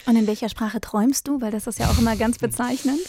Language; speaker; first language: German; native; German